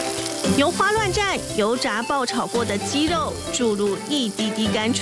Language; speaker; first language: Chinese; native; Chinese